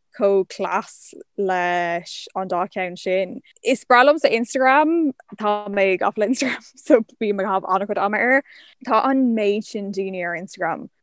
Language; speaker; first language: Irish; non-native, local second language; English